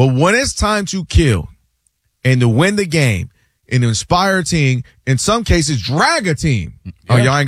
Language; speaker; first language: English; native; English